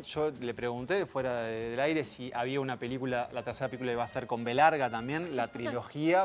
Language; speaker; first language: Spanish; native; Spanish